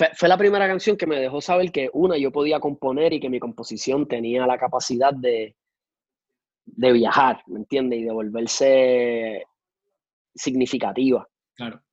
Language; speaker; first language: Spanish; native; Spanish